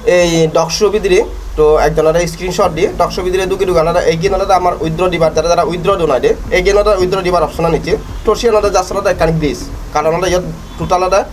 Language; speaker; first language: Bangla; non-native, local second language; Chakma